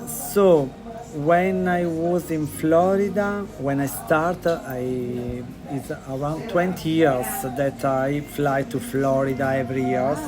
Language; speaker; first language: English; non-native, learner; Italian